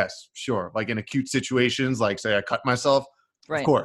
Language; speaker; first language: English; native; English